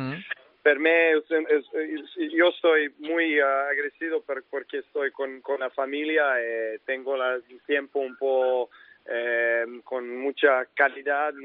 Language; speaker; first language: Spanish; non-native, learner; Serbian